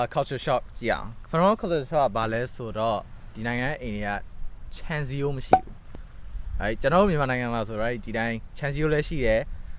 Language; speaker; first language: Burmese; native; Burmese